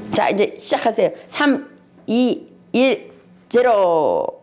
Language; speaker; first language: Korean; native; Korean